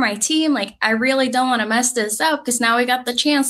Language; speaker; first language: English; non-native, fluent; Norwegian